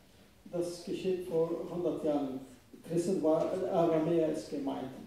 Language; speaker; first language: German; non-native, fluent; Arabic